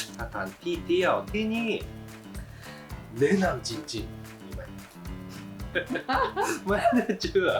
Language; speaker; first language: Thai; non-native, learner; Japanese